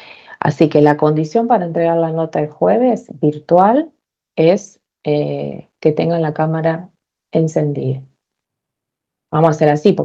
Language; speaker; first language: Spanish; native; Spanish